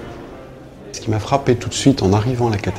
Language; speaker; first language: French; native; French